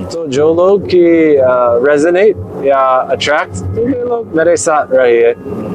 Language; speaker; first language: Hindi; non-native, learner; English